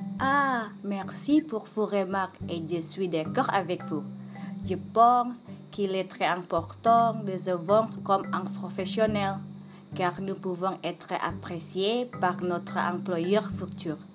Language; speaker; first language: French; non-native, learner; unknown